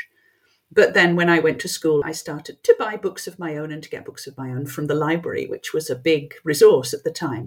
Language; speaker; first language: English; non-native, local second language; French